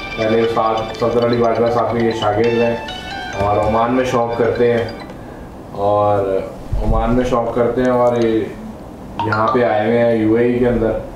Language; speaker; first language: Hindi; native; Hindi